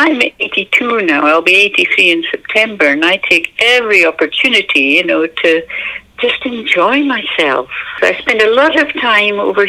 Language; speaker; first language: English; native; English